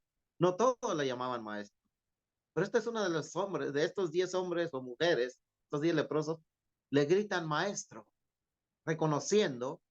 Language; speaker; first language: Spanish; native; Spanish